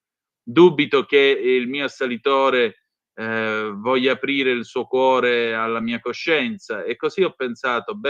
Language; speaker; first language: Italian; native; Italian